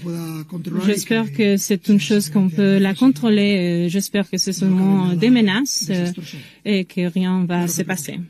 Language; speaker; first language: French; non-native, fluent; Spanish